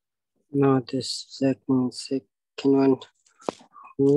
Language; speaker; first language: English; non-native, learner; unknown